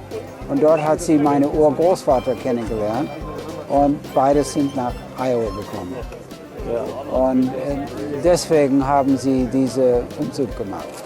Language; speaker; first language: German; non-native, fluent; English